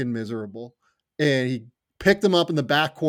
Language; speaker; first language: English; native; English